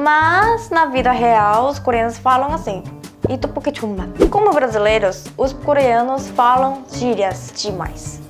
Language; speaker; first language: Portuguese; non-native, fluent; Korean